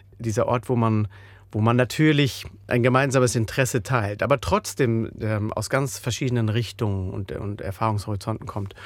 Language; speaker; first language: German; native; German